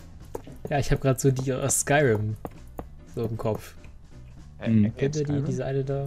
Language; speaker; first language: German; native; German